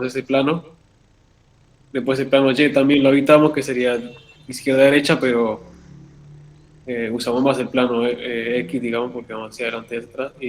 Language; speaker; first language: Spanish; native; Spanish